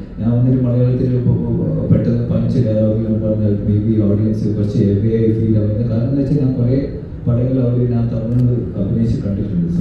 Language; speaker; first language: Malayalam; early bilingual, heritage; Malayalam